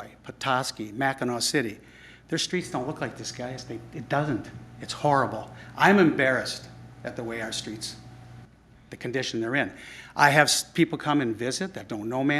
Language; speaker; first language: English; native; English